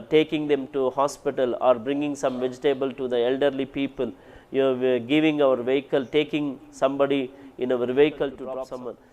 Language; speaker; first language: English; non-native, local second language; Kannada